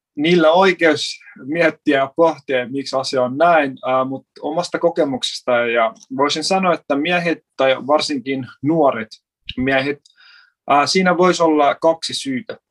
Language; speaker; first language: Finnish; non-native, fluent; Persian